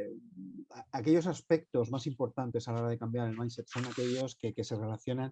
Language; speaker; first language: Spanish; native; Spanish